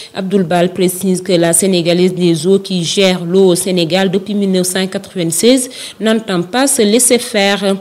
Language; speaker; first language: French; non-native, local second language; Wolof